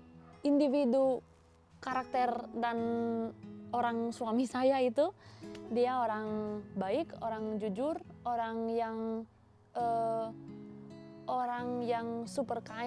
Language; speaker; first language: Indonesian; non-native, fluent; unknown